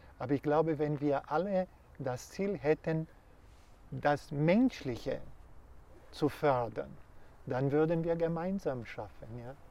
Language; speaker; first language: German; non-native, fluent; Portuguese